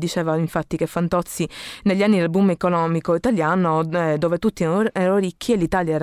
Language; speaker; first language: Italian; native; Italian